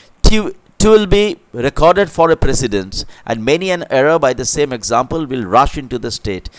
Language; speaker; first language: English; non-native, local second language; Bangla